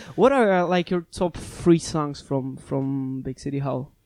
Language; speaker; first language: English; non-native, fluent; Polish